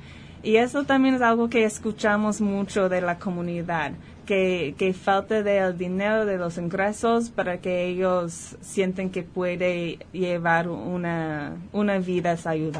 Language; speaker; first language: Spanish; early bilingual, heritage; Spanish